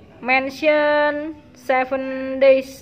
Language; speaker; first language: English; non-native, learner; Indonesian